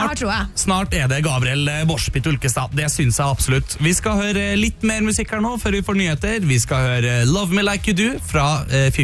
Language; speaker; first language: Norwegian; native; Norwegian